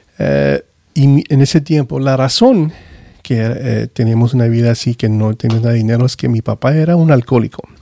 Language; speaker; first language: Spanish; early bilingual, heritage; Spanish